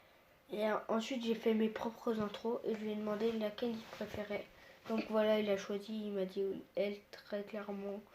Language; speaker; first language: French; native; French